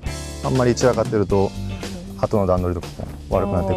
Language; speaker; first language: Japanese; native; Japanese